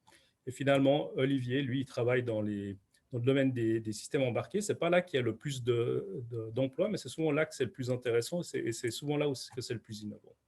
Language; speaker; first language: French; native; French